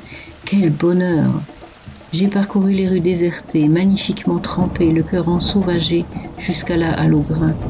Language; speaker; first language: French; native; French